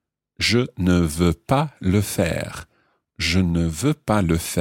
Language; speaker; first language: French; non-native, fluent; English